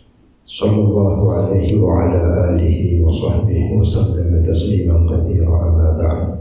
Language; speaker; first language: Arabic; non-native, fluent; Indonesian